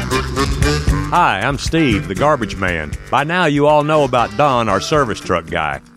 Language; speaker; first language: English; native; English